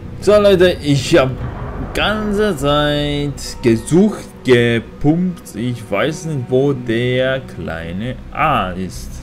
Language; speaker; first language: German; non-native, fluent; Polish